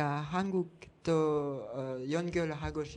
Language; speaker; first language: Korean; non-native, learner; French